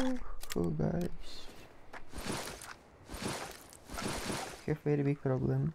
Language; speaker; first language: English; non-native, learner; Russian